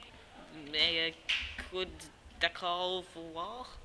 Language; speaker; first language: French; non-native, learner; English